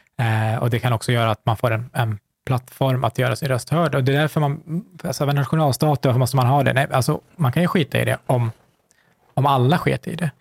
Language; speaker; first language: Swedish; early bilingual, other home language; Kurdish